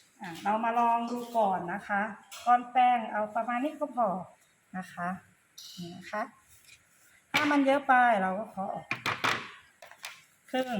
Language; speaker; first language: Thai; native; Thai